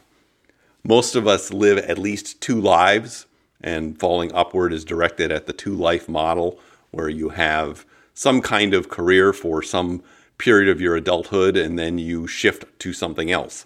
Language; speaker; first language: English; native; English